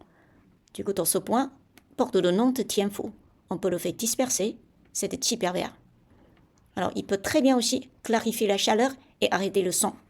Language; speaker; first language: French; non-native, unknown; Chinese